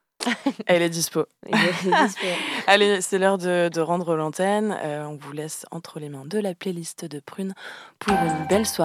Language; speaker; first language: French; native; French